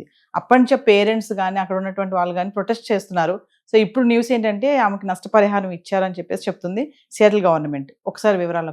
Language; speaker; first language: Telugu; native; Telugu